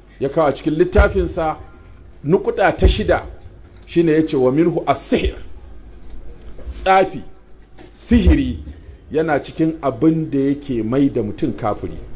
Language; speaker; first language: Hausa; native; Hausa